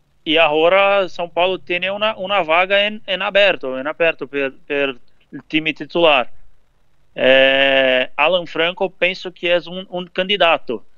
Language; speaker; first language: Spanish; non-native, learner; Portuguese